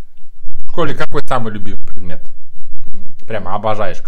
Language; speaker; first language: Russian; native; Russian